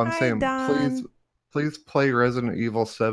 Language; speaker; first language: English; native; English